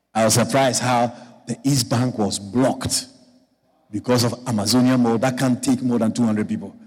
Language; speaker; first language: English; non-native, local second language; Akan